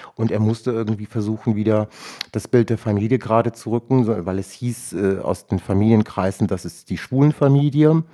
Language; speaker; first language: German; non-native, local second language; Romany